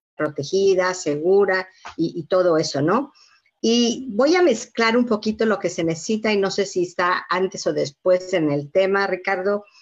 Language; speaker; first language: Spanish; native; Spanish